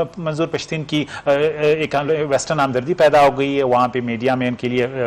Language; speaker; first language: Urdu; non-native, local second language; Pashto